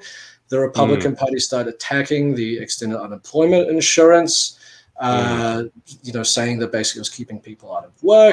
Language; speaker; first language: English; native; English